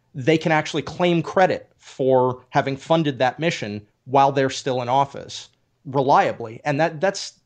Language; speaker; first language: English; native; English